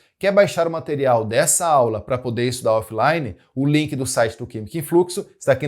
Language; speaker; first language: Portuguese; native; Portuguese